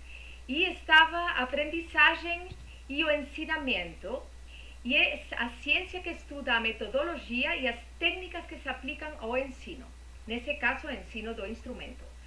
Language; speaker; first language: Portuguese; non-native, fluent; Spanish